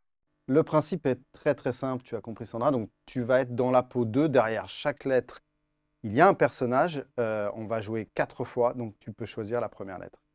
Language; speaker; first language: French; native; French